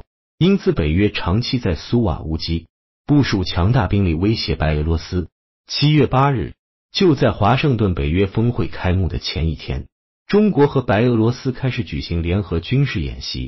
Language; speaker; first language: Chinese; native; Chinese